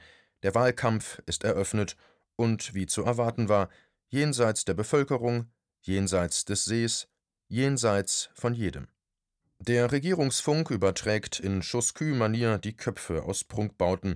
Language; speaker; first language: German; native; German